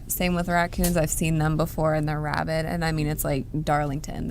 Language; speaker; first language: English; native; English